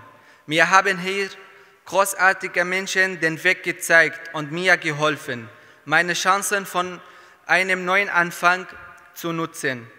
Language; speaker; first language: German; non-native, fluent; Arabic